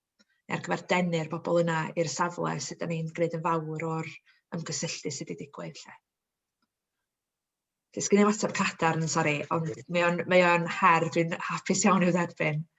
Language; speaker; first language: Welsh; native; Welsh